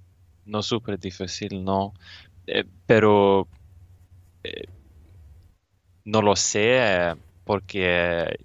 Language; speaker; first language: Spanish; non-native, learner; Swedish